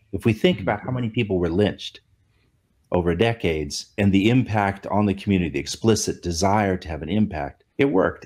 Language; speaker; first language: English; native; English